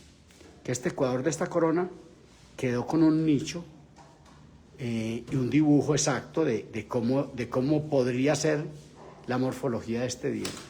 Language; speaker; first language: Spanish; native; Spanish